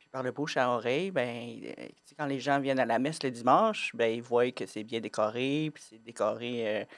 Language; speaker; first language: French; native; French